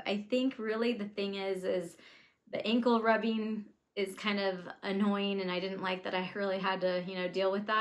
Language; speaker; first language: English; native; English